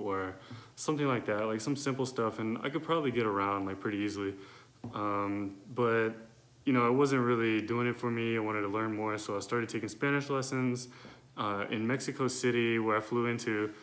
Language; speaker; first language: English; native; English